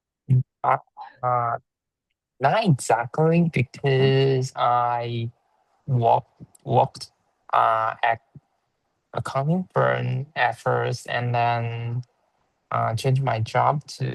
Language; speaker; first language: English; non-native, learner; Chinese